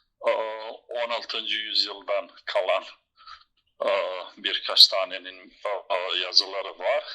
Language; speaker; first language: Turkish; non-native, fluent; Bosnian